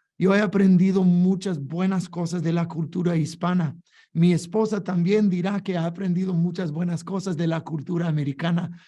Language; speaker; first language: Spanish; non-native, fluent; English